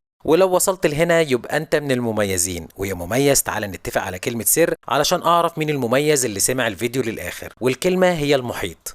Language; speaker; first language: Arabic; native; Arabic